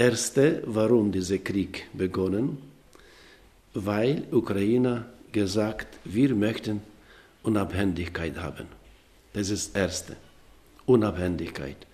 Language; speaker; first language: German; non-native, learner; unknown